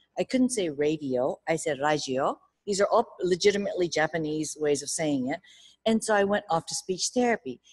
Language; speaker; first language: English; early bilingual, other home language; Japanese